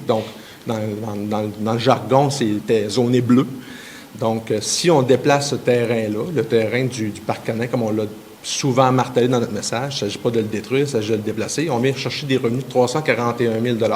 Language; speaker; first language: French; native; French